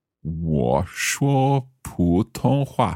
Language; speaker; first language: Chinese; non-native, learner; English